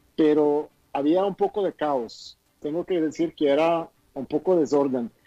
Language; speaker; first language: Spanish; non-native, fluent; Swedish